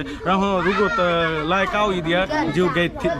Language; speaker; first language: Chinese; non-native, learner; Bangla